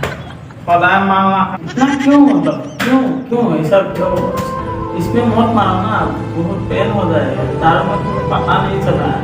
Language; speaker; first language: Hindi; non-native, local second language; Assamese